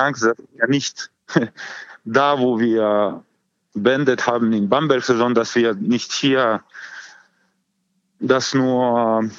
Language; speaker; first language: German; non-native, learner; Croatian